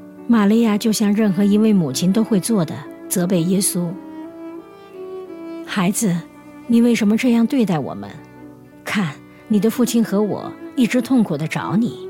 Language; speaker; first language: Chinese; native; Chinese